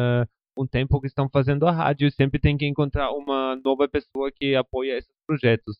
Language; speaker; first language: Portuguese; non-native, fluent; Spanish